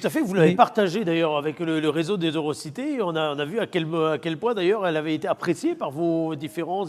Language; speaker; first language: French; native; French